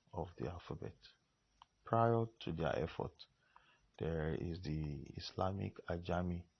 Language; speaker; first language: English; non-native, local second language; Yoruba